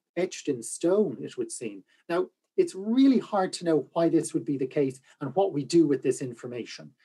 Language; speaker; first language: English; native; English